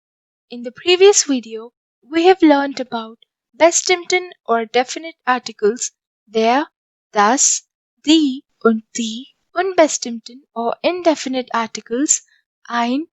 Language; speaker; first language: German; non-native, fluent; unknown